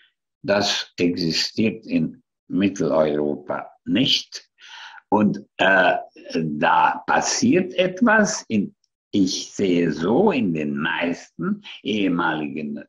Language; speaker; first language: German; non-native, fluent; Hungarian